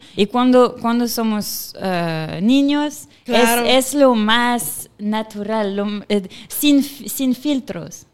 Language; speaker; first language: Spanish; non-native, fluent; French